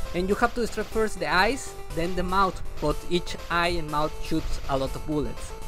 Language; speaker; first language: English; non-native, fluent; Spanish